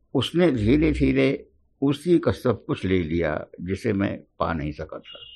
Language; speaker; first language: Hindi; native; Hindi